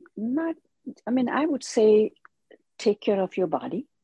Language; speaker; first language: English; non-native, local second language; Hindi